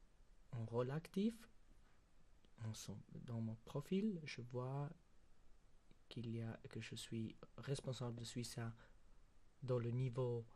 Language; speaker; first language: French; non-native, local second language; German